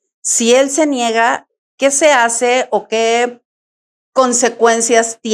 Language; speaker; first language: Spanish; native; Spanish